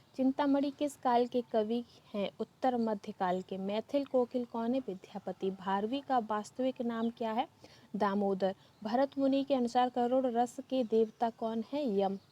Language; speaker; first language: Hindi; native; Hindi